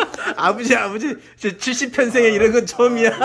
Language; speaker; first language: Korean; native; Korean